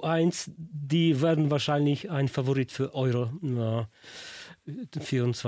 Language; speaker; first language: German; non-native, learner; Polish